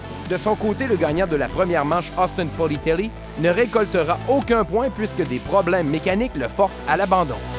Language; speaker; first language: French; native; French